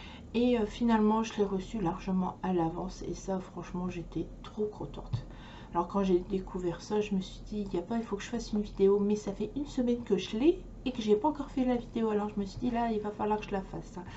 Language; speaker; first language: French; native; French